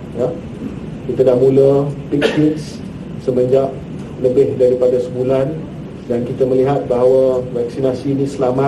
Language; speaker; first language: Malay; native; Malay